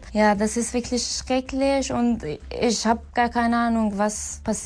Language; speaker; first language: German; non-native, learner; Persian